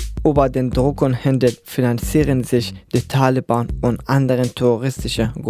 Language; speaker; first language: German; non-native, fluent; Persian